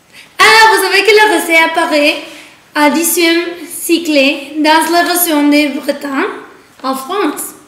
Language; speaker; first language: French; non-native, learner; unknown